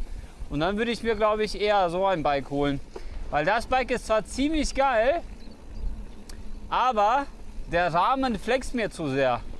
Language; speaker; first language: German; native; German